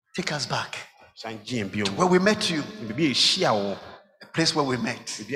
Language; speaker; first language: English; non-native, local second language; Ga